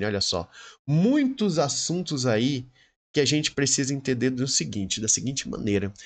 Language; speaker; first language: Portuguese; native; Portuguese